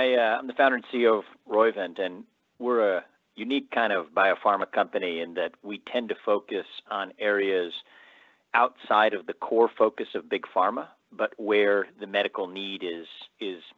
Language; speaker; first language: English; native; English